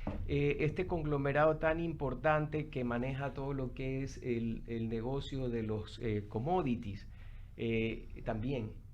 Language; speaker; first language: Spanish; native; Spanish